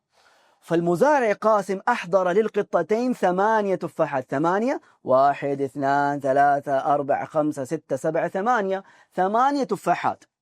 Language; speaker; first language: Arabic; non-native, fluent; Urdu